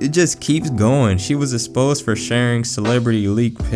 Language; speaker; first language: English; native; English